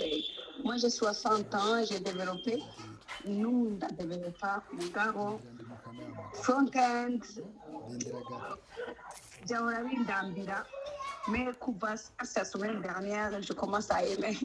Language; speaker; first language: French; non-native, local second language; Rundi